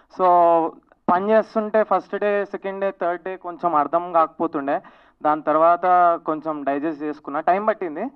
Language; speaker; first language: Telugu; native; Telugu